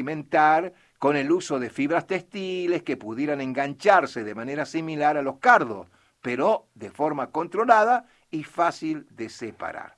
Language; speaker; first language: Spanish; native; Spanish